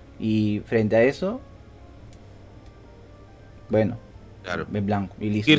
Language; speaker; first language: Spanish; native; Spanish